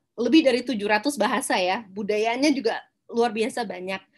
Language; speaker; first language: Indonesian; non-native, local second language; Minangkabau